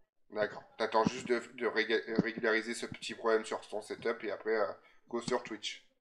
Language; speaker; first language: French; native; French